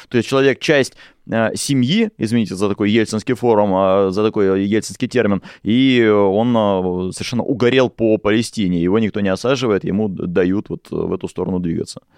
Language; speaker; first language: Russian; native; Russian